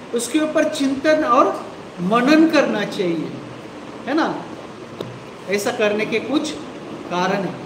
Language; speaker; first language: Hindi; non-native, local second language; Marathi